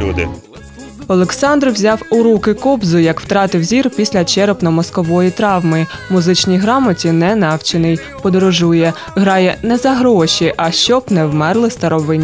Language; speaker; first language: Ukrainian; native; Ukrainian